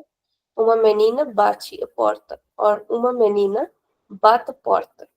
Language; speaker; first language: Portuguese; non-native, fluent; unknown